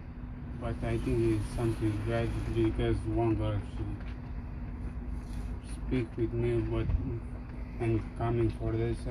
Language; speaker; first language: English; non-native, learner; Romanian